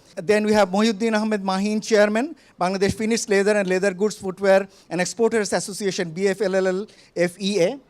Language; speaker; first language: English; non-native, local second language; Bangla